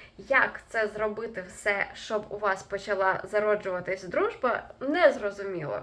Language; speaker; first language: Ukrainian; native; Ukrainian